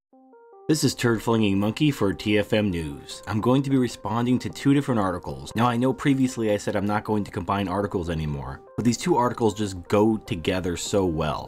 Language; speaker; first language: English; native; English